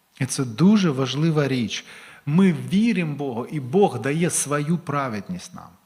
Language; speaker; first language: Ukrainian; non-native, local second language; Russian